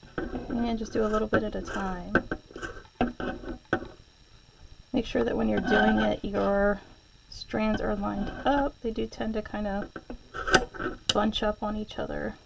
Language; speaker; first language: English; native; English